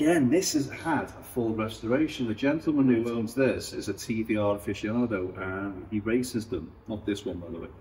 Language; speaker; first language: English; native; English